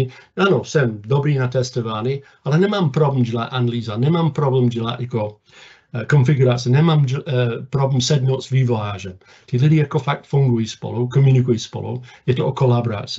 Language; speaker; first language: Czech; non-native, fluent; English